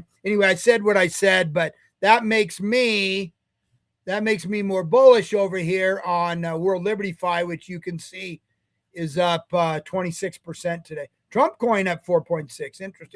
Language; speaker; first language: English; native; English